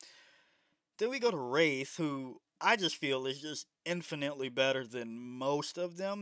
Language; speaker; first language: English; native; English